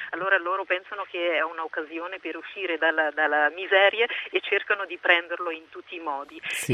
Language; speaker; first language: Italian; non-native, fluent; Portuguese